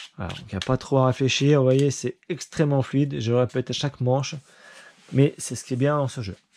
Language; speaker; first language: French; native; French